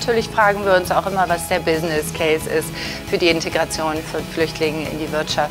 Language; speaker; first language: German; native; German